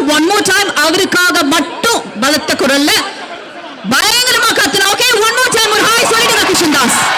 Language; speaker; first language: Tamil; native; Tamil